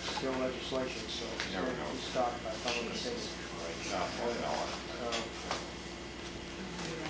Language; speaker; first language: English; native; English